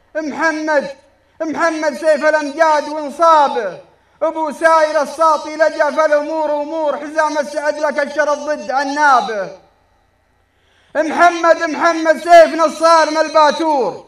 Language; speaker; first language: Arabic; native; Arabic